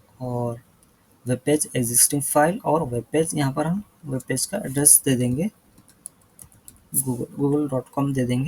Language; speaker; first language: Hindi; native; Hindi